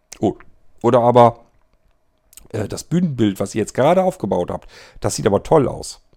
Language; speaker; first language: German; native; German